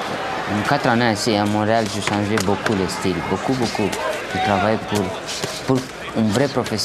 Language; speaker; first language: French; non-native, learner; Romanian